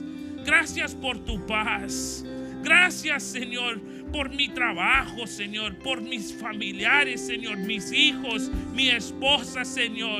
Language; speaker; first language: Spanish; early bilingual, heritage; Spanish